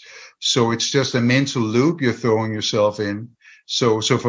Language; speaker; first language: English; non-native, fluent; Danish